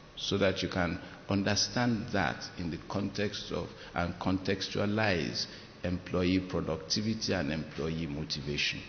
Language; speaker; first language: English; non-native, local second language; Yoruba